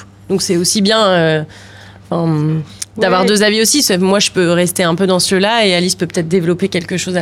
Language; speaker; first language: French; native; French